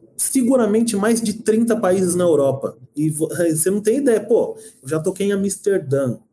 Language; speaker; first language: Portuguese; native; Portuguese